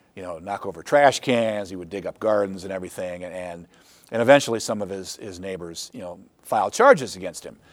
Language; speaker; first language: English; native; English